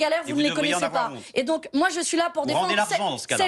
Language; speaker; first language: French; native; French